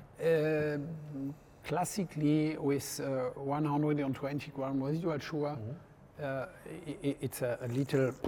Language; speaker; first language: English; non-native, learner; French